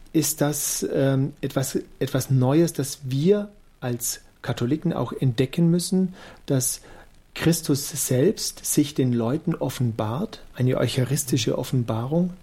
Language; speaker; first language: German; native; German